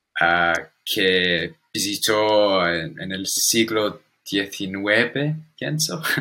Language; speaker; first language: Spanish; non-native, learner; English